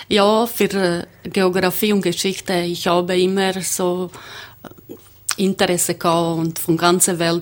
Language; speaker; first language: German; non-native, learner; Croatian